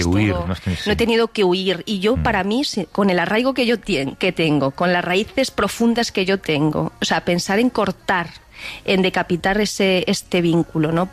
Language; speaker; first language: Spanish; native; Spanish